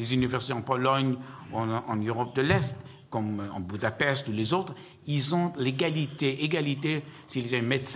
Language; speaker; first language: French; non-native, learner; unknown